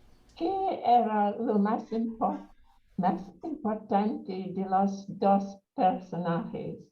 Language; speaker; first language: Spanish; non-native, learner; English